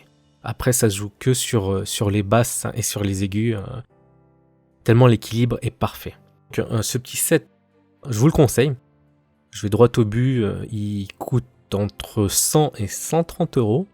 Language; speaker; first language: French; native; French